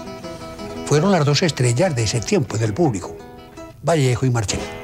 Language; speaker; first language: Spanish; native; Spanish